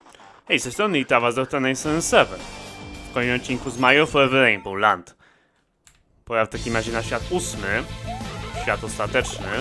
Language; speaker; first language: Polish; native; Polish